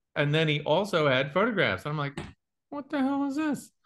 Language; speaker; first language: English; native; English